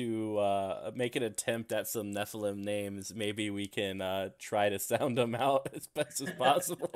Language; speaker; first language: English; native; English